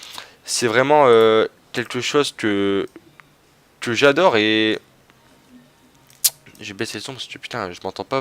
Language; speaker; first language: French; native; French